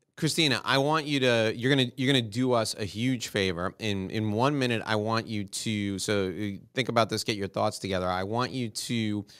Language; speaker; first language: English; native; English